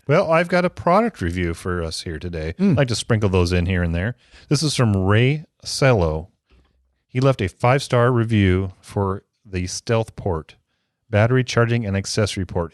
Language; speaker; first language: English; native; English